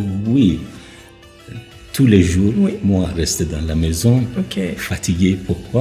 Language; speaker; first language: French; non-native, learner; Persian